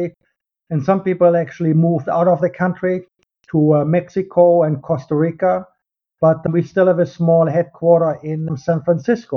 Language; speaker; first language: English; non-native, fluent; German